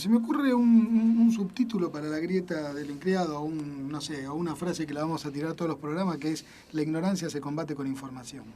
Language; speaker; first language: Spanish; native; Spanish